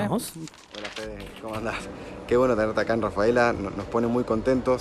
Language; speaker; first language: Spanish; native; Spanish